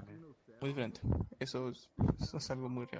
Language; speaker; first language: Spanish; native; Spanish